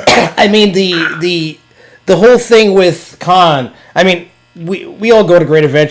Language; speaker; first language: English; native; English